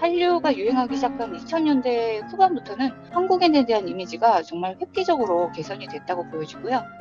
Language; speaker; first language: Korean; native; Korean